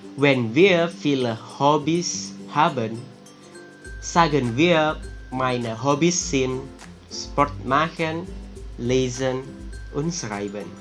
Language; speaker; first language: German; non-native, fluent; Javanese